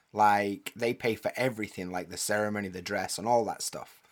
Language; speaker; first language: English; native; English